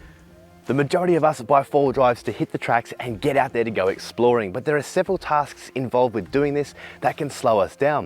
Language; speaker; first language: English; native; English